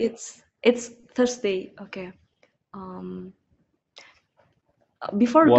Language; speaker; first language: English; non-native, learner; Indonesian